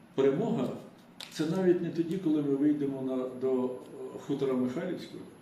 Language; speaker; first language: Ukrainian; native; Ukrainian